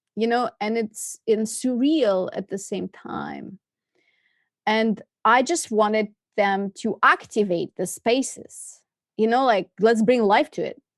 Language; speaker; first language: English; non-native, fluent; Russian